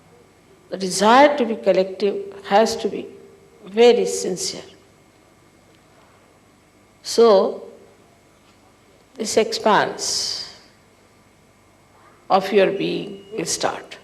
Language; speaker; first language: English; non-native, local second language; Hindi